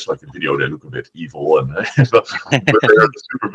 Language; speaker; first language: English; non-native, fluent; Dutch